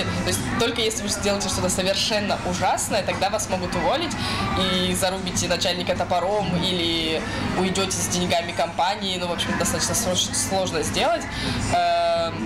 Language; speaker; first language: Russian; native; Russian